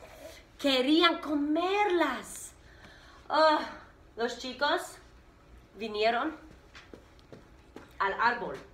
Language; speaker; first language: Spanish; non-native, fluent; English